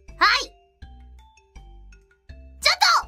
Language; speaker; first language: Japanese; non-native, fluent; English